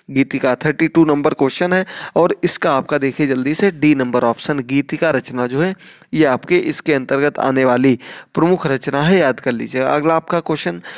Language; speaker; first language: Hindi; native; Hindi